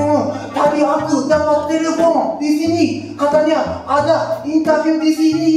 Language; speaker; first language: Indonesian; non-native, learner; Japanese